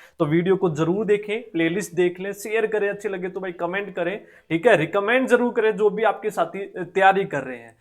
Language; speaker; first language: Hindi; native; Hindi